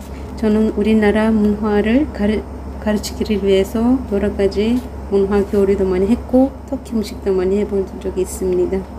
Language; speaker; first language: Korean; non-native, fluent; Turkish